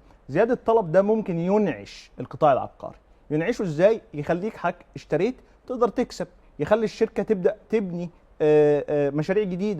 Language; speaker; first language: Arabic; native; Arabic